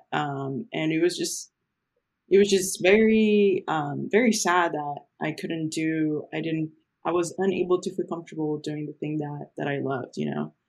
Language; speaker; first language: English; early bilingual, other home language; Portuguese